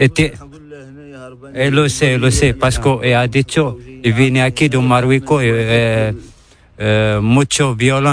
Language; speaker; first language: Spanish; non-native, learner; Arabic